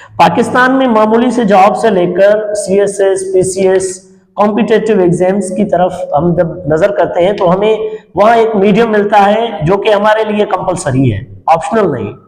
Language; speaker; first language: Urdu; non-native, local second language; Sindhi